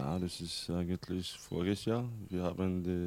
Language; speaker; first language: German; non-native, fluent; French